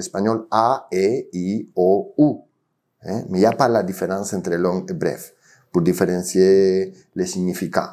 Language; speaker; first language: French; non-native, fluent; Spanish